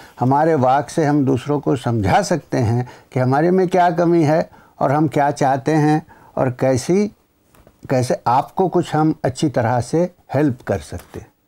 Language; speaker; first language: Hindi; non-native, local second language; Malayalam